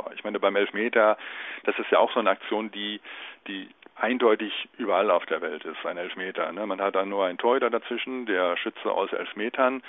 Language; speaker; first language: German; native; German